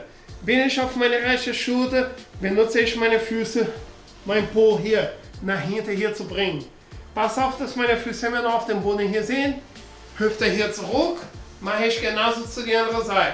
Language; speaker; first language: German; non-native, learner; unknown